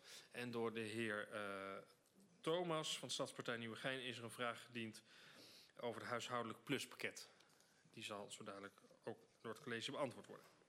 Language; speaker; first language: Dutch; native; Dutch